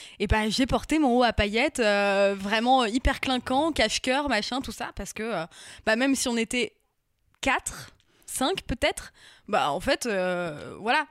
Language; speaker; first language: French; native; French